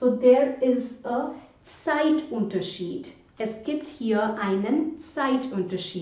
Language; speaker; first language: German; non-native, fluent; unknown